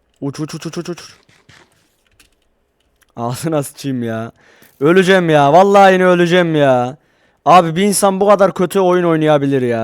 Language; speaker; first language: Turkish; native; Turkish